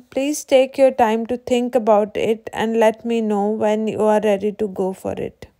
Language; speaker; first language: English; non-native, local second language; Punjabi